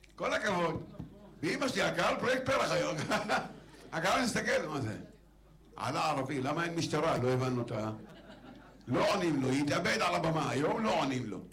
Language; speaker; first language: Hebrew; non-native, local second language; Arabic